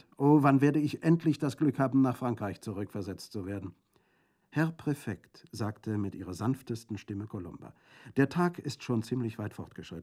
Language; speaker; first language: German; native; German